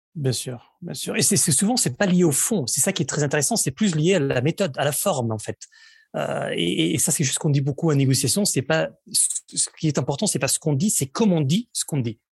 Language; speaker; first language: French; non-native, fluent; Catalan